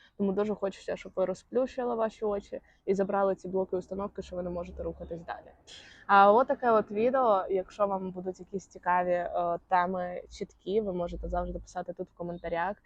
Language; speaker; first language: Ukrainian; non-native, local second language; Russian